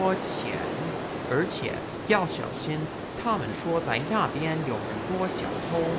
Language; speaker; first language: Chinese; non-native, fluent; English